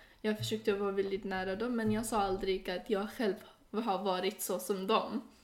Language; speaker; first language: Swedish; non-native, fluent; Persian